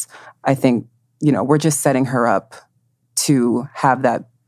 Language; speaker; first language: English; native; English